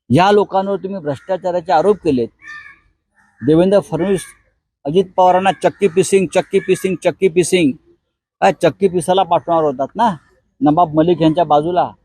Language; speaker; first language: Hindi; non-native, local second language; Marathi